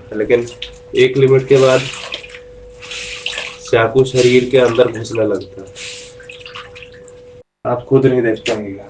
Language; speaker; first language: Hindi; native; Hindi